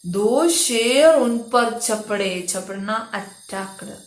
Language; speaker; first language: Hindi; non-native, local second language; Malayalam